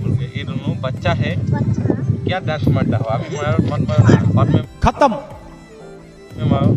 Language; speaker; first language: Hindi; non-native, local second language; Assamese